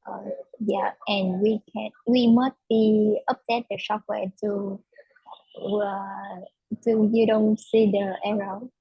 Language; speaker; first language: English; non-native, learner; Vietnamese